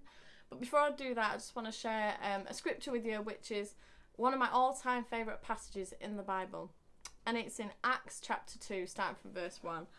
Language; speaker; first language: English; native; English